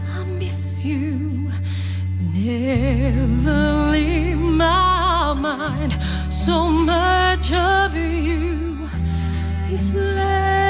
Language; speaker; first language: English; native; English